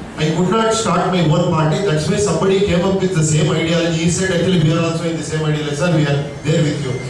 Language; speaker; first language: English; non-native, local second language; Kannada